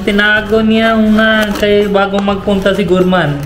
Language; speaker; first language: Filipino; non-native, learner; Hindi